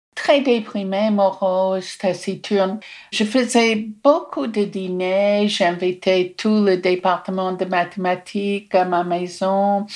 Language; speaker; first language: French; non-native, fluent; English